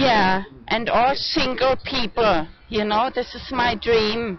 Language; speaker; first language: English; non-native, fluent; German